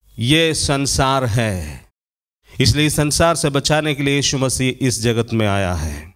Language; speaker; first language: Hindi; non-native, local second language; Malayalam